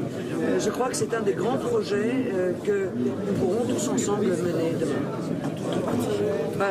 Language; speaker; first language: French; native; French